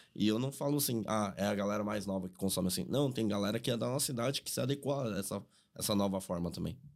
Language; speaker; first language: Portuguese; native; Portuguese